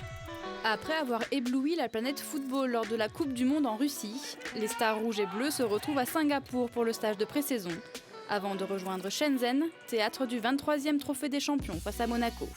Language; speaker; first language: French; native; French